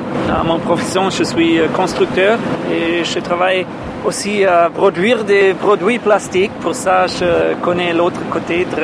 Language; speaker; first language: French; non-native, learner; German